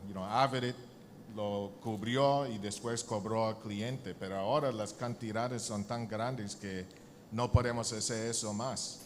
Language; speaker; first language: Spanish; non-native, learner; English